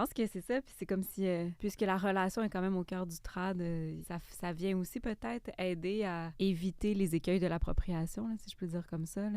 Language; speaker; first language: French; native; French